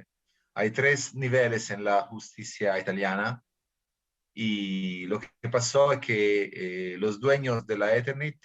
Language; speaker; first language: Spanish; non-native, fluent; Italian